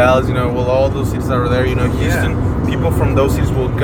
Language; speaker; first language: English; non-native, fluent; Spanish